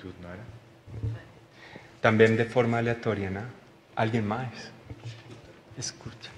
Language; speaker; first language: Portuguese; non-native, learner; Spanish